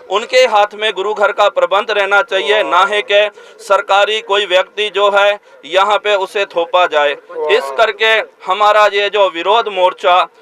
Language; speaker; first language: Hindi; non-native, local second language; Punjabi